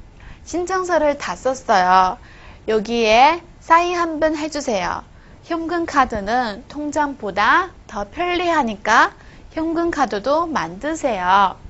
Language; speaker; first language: Korean; non-native, fluent; Chinese